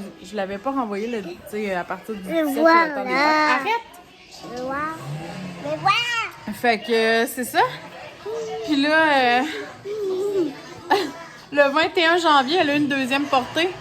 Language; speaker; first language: French; native; French